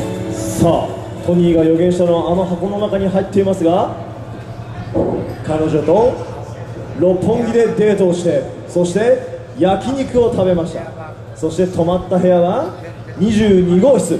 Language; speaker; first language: Japanese; native; Japanese